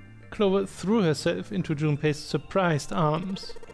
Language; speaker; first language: English; non-native, fluent; German